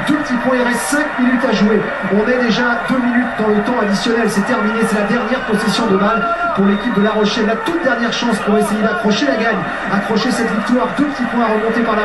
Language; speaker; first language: French; native; French